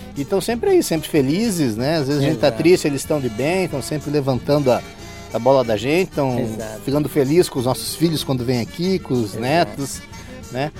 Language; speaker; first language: Portuguese; native; Portuguese